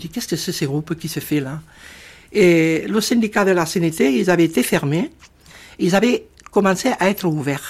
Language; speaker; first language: French; non-native, fluent; Spanish